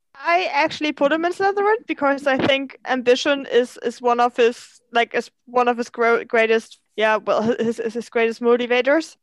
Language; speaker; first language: English; non-native, fluent; German